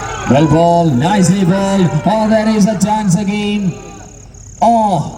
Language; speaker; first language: English; non-native, local second language; Malayalam